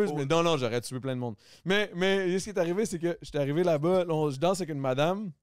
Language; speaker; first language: French; native; French